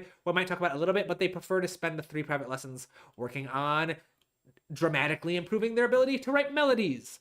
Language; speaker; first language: English; native; English